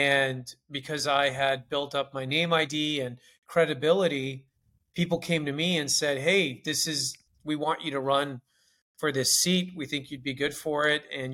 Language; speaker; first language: English; native; English